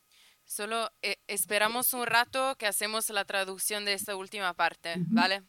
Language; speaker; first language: Spanish; non-native, fluent; Italian